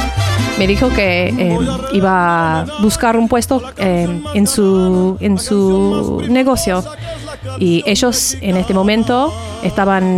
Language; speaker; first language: Spanish; non-native, learner; English